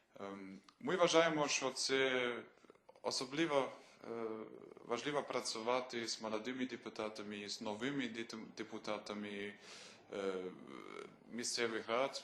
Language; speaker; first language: Ukrainian; non-native, fluent; German